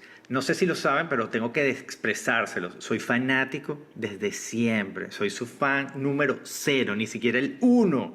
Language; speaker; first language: Spanish; native; Spanish